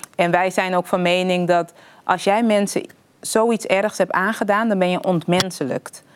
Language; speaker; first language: Dutch; early bilingual, other home language; Papiamento